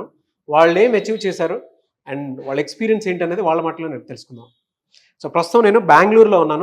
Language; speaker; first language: Telugu; native; Telugu